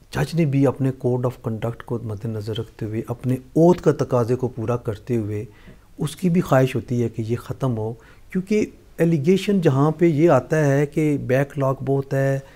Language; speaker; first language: Urdu; non-native, local second language; Punjabi